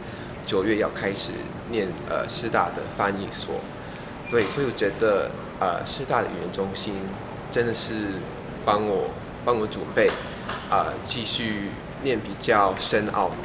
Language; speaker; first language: Chinese; non-native, fluent; English